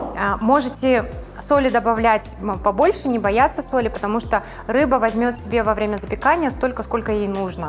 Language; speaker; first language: Russian; native; Russian